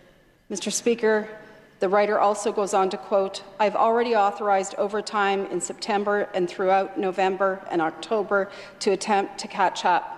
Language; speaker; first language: English; native; English